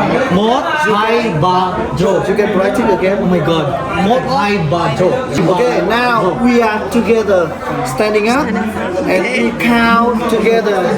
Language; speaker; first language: English; non-native, learner; Vietnamese